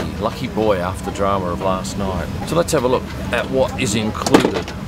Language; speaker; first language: English; native; English